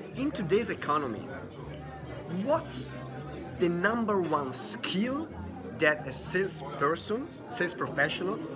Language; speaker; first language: English; non-native, learner; Italian